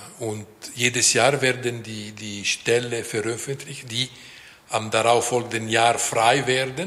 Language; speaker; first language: German; non-native, local second language; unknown